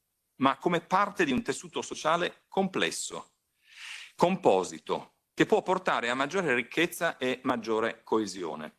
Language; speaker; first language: Italian; native; Italian